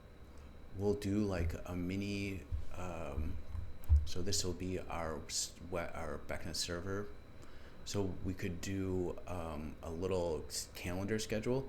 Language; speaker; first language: English; native; English